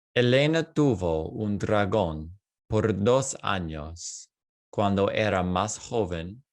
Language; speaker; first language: Spanish; non-native, fluent; English